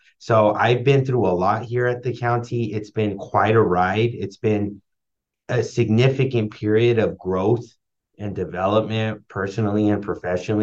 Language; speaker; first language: English; early bilingual, other home language; Spanish